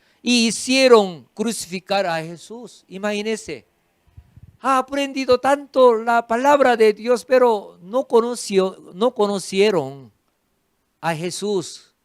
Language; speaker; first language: Spanish; non-native, fluent; Korean